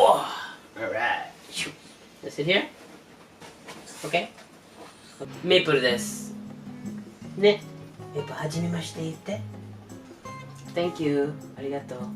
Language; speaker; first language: Japanese; non-native, learner; English